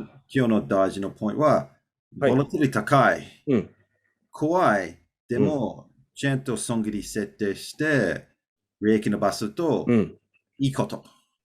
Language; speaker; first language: Japanese; non-native, learner; English